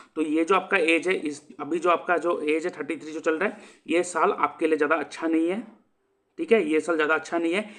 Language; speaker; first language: Hindi; non-native, local second language; Assamese